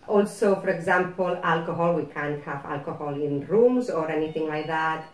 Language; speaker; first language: English; non-native, fluent; Spanish